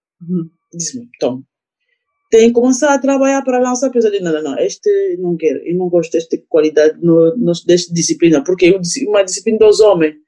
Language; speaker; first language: Portuguese; non-native, learner; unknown